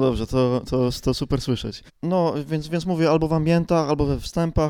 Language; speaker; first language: Polish; native; Polish